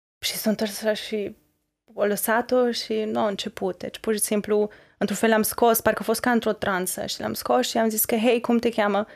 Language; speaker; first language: Romanian; early bilingual, heritage; Romanian